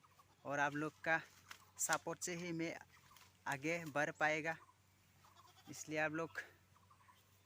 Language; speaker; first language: Hindi; non-native, local second language; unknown